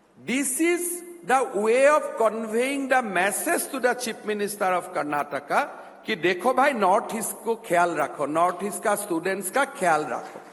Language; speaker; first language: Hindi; non-native, local second language; Assamese